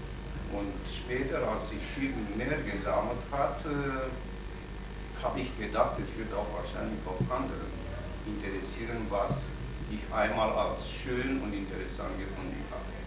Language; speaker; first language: German; non-native, fluent; Romanian